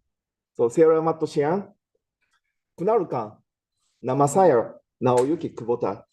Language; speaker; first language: Indonesian; non-native, learner; Japanese